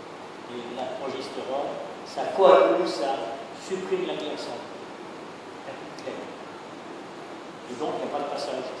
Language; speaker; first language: French; native; French